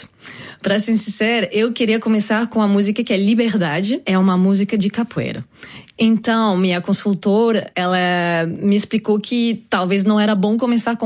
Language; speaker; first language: Portuguese; non-native, fluent; French